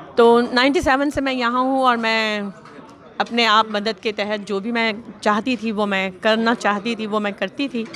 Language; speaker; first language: Urdu; native; Urdu